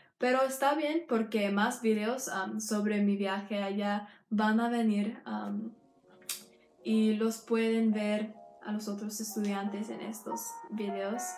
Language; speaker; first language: Spanish; non-native, fluent; English